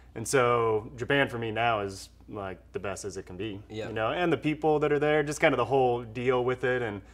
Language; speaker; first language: English; native; English